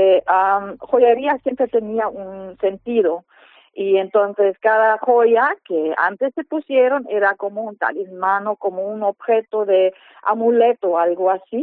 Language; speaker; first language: Spanish; non-native, fluent; German